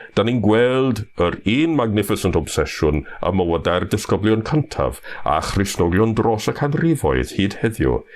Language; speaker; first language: Welsh; non-native, fluent; English